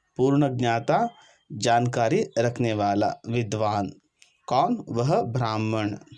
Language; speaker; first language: Hindi; non-native, local second language; Kannada